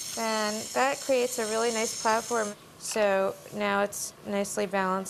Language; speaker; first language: English; native; English